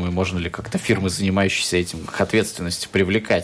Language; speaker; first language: Russian; native; Russian